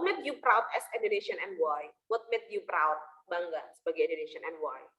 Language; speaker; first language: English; non-native, fluent; Indonesian